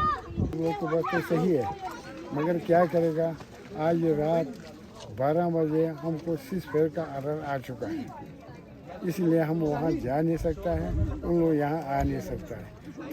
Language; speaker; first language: Hindi; non-native, local second language; Balti